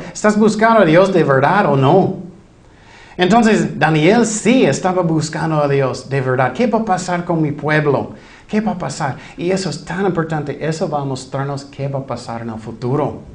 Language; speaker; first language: Spanish; non-native, fluent; English